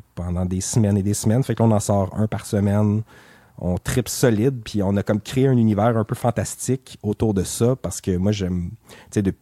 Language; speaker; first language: French; native; French